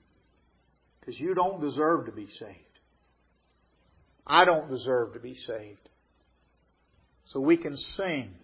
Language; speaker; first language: English; native; English